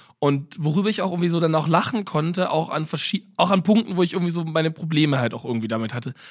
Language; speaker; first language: German; native; German